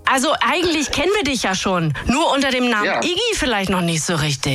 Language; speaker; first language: German; native; German